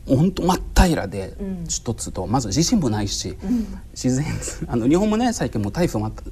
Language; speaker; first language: Japanese; non-native, fluent; Arabic